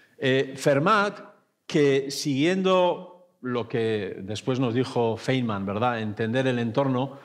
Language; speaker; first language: Spanish; native; Spanish